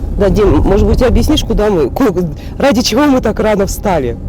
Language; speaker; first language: Russian; native; Russian